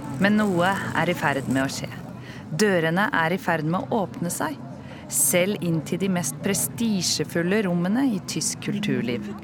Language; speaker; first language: Norwegian; native; Norwegian